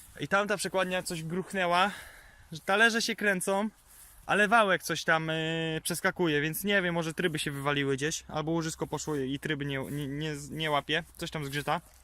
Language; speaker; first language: Polish; native; Polish